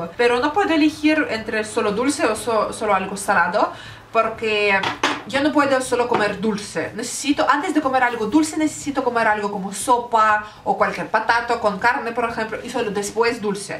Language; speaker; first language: Spanish; non-native, learner; Russian